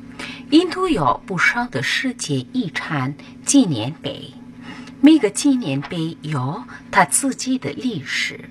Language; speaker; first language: Chinese; non-native, fluent; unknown